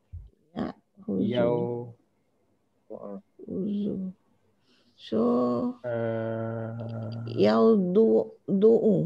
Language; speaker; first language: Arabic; non-native, learner; Malay